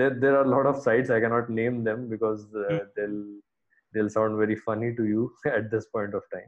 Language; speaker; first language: English; non-native, local second language; Hindi